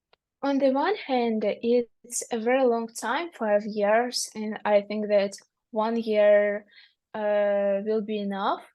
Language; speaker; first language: English; non-native, learner; Russian